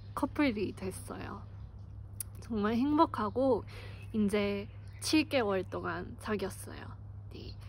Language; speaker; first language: Korean; non-native, fluent; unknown